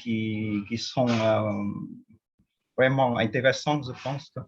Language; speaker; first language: French; non-native, fluent; Vietnamese